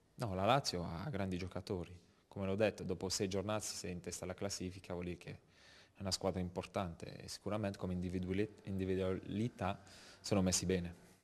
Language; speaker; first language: Italian; non-native, fluent; French